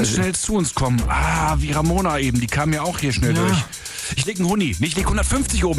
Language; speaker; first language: German; native; German